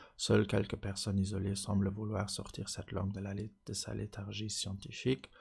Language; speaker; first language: French; non-native, local second language; Luxembourgish